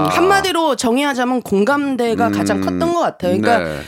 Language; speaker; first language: Korean; native; Korean